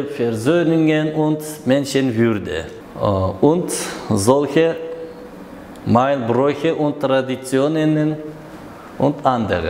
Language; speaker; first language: German; non-native, learner; Uzbek